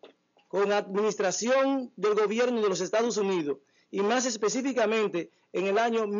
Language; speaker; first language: Spanish; native; Spanish